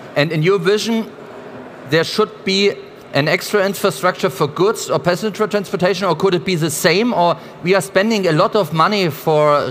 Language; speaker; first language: English; non-native, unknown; German